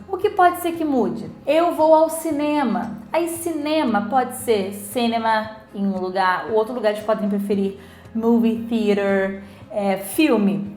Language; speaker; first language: Portuguese; native; Portuguese